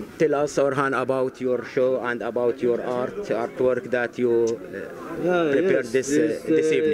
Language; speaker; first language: English; non-native, learner; Arabic